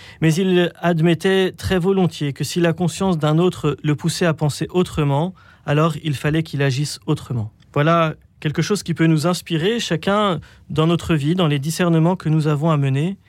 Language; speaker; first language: French; native; French